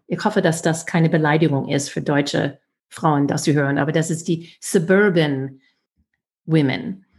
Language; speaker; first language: German; non-native, fluent; English